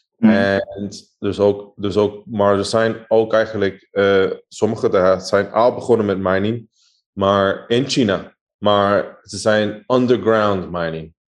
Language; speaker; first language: Dutch; non-native, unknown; Spanish